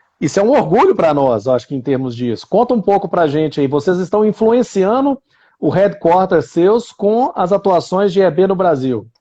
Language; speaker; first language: Portuguese; native; Portuguese